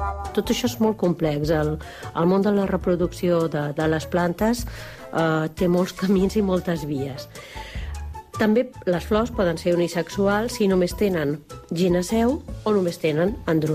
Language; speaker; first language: Catalan; native; Catalan